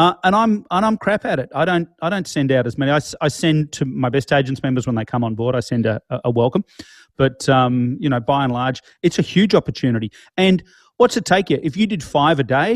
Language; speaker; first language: English; native; English